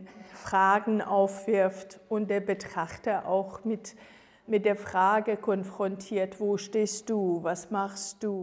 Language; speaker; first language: German; non-native, fluent; Persian